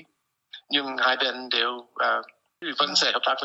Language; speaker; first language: Vietnamese; non-native, fluent; English